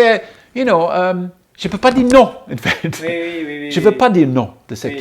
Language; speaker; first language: French; non-native, fluent; English